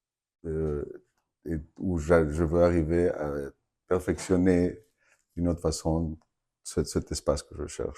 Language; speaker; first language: French; non-native, fluent; Spanish